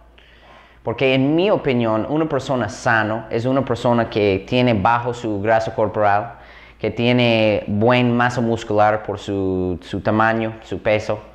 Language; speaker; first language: Spanish; non-native, fluent; English